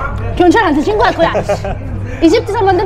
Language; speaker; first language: Korean; non-native, fluent; Arabic